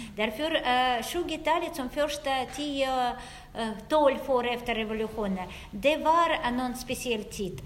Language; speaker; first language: Swedish; non-native, fluent; Russian